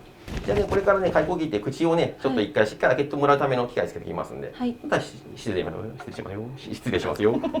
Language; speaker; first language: Japanese; native; Japanese